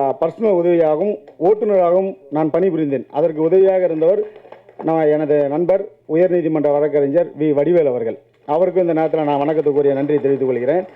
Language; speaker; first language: Tamil; native; Tamil